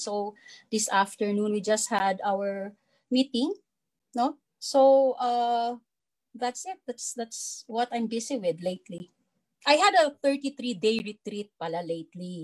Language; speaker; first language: English; non-native, local second language; Filipino